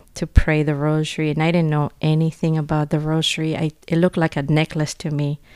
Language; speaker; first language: English; non-native, fluent; Spanish